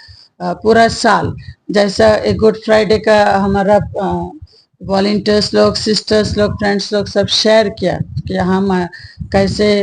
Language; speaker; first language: Hindi; non-native, local second language; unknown